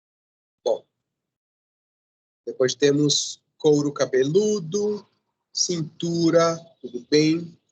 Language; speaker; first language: Portuguese; non-native, fluent; Spanish